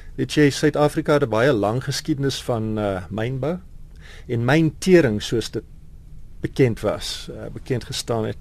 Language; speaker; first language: Afrikaans; non-native, local second language; English